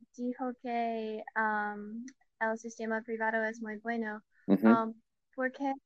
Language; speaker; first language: Spanish; non-native, learner; English